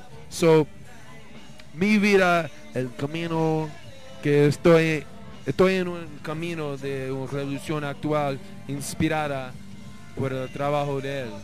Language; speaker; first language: Spanish; non-native, learner; English